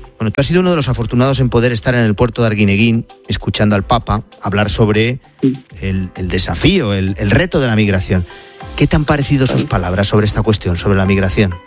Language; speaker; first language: Spanish; native; Spanish